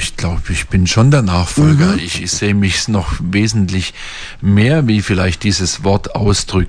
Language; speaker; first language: German; native; German